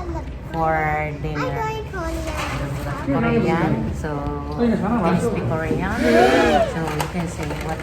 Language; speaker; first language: English; non-native, learner; Filipino